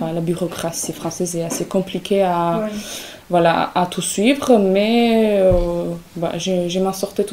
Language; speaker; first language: French; non-native, fluent; Georgian